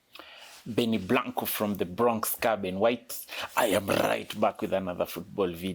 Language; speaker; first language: English; non-native, local second language; Swahili